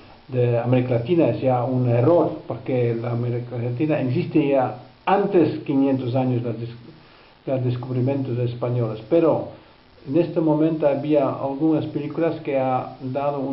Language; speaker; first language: Spanish; non-native, fluent; Dutch